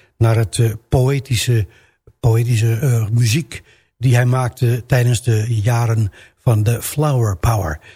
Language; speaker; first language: Dutch; native; Dutch